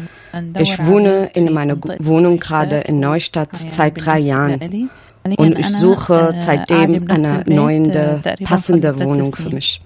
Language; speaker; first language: German; non-native, learner; Arabic